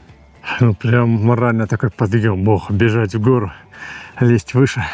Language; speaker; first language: Russian; native; Russian